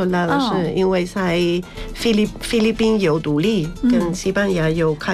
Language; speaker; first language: Chinese; non-native, learner; Spanish